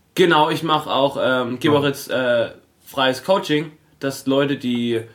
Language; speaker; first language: German; native; German